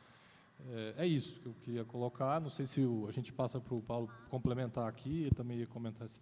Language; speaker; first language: Portuguese; native; Portuguese